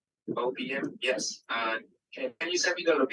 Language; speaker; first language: English; non-native, learner; Vietnamese